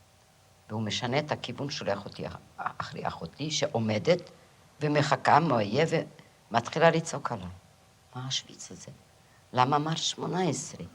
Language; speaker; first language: Hebrew; non-native, fluent; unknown